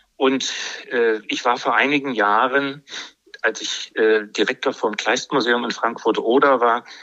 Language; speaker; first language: German; native; German